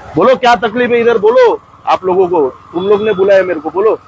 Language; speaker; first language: Hindi; non-native, local second language; Marathi